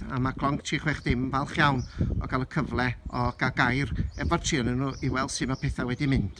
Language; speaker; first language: Welsh; native; Welsh